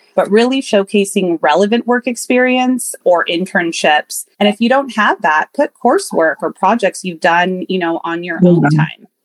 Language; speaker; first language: English; native; English